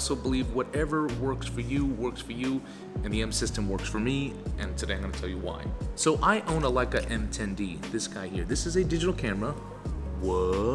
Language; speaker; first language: English; native; English